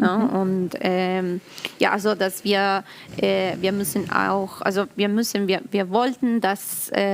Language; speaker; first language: German; non-native, learner; Spanish